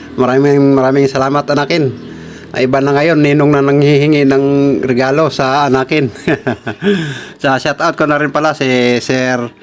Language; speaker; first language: Filipino; native; Filipino